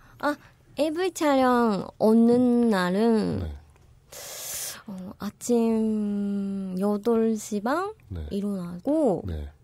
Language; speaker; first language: Korean; non-native, learner; Japanese